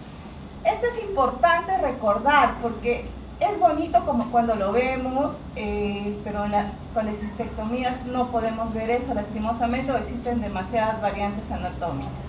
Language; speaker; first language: Spanish; native; Spanish